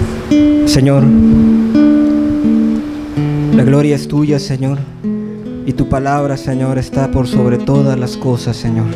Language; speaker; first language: Spanish; native; Spanish